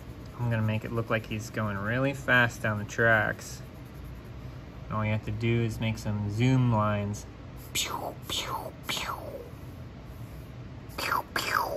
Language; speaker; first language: English; native; English